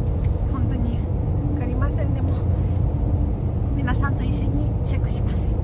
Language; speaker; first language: Japanese; non-native, fluent; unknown